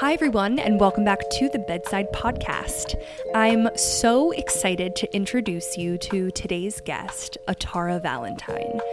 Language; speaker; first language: English; native; English